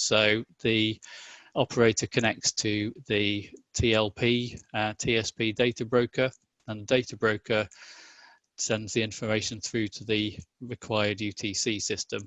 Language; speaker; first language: English; native; English